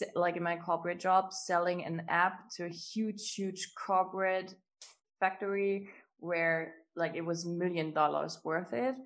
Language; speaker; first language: English; non-native, fluent; German